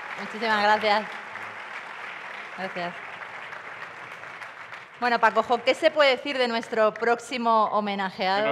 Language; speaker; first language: Spanish; native; Spanish